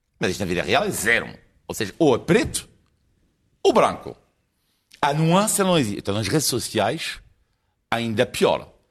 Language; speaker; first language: Portuguese; non-native, fluent; French